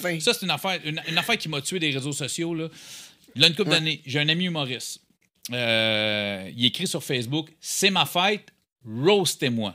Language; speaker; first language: French; native; French